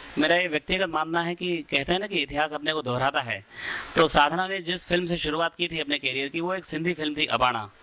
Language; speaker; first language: Hindi; non-native, local second language; Sindhi